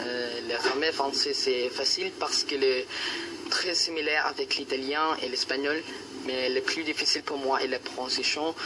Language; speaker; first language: French; non-native, learner; Filipino